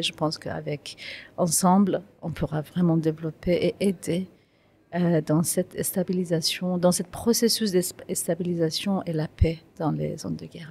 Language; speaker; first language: French; non-native, fluent; Kurdish